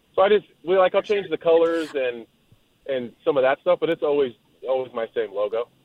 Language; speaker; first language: English; native; English